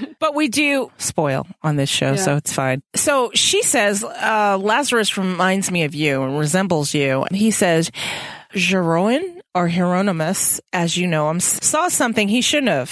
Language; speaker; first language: English; native; English